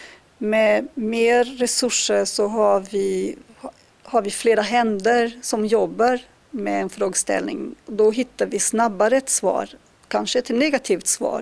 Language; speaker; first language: Swedish; non-native, fluent; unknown